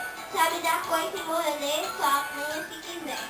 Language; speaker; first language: Portuguese; native; Portuguese